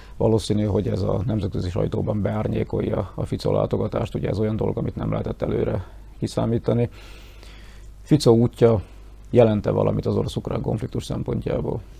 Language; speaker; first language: Hungarian; native; Hungarian